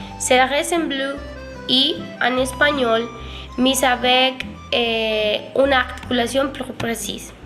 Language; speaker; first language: French; non-native, learner; Spanish